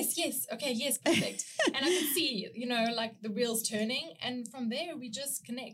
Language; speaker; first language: English; native; English